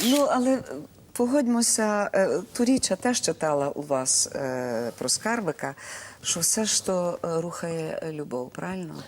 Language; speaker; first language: Ukrainian; native; Ukrainian